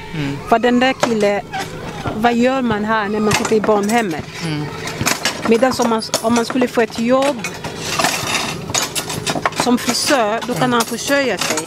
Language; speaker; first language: Swedish; early bilingual, other home language; Lingala